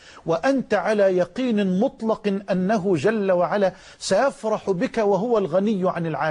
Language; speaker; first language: Arabic; native; Arabic